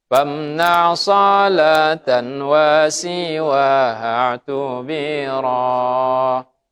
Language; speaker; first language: Arabic; non-native, fluent; Indonesian